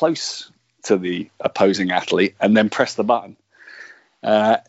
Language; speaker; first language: English; native; English